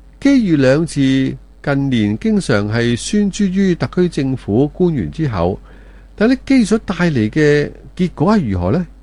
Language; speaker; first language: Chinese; non-native, local second language; Cantonese